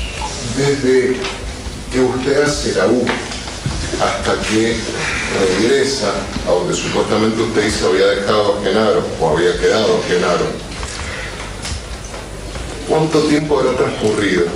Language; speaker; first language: Spanish; native; Spanish